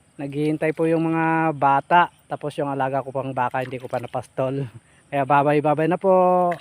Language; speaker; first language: Filipino; non-native, local second language; Iloko